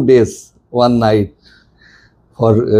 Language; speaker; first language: English; non-native, learner; Bangla